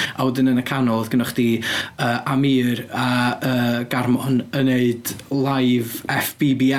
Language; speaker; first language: Welsh; native; Welsh